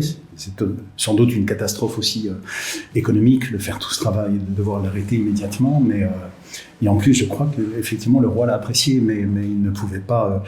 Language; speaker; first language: French; native; French